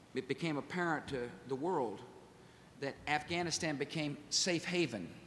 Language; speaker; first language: English; native; English